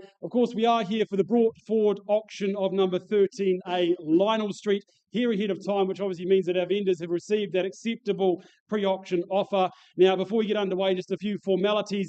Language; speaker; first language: English; native; English